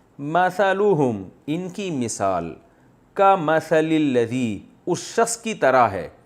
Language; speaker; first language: Urdu; native; Urdu